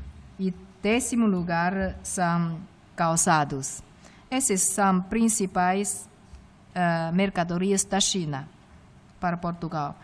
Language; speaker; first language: Portuguese; non-native, fluent; Chinese